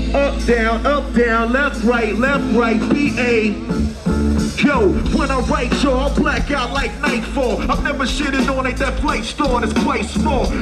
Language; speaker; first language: English; native; English